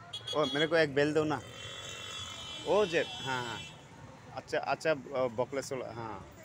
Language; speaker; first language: Hindi; non-native, learner; Bangla